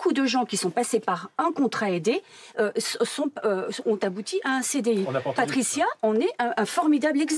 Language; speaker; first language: French; native; French